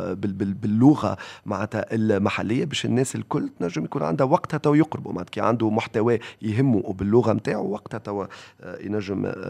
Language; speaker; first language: Arabic; native; Arabic